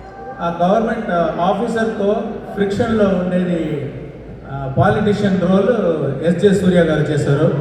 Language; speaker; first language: Telugu; non-native, local second language; Tamil